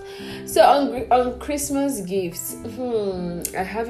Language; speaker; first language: English; non-native, local second language; Igbo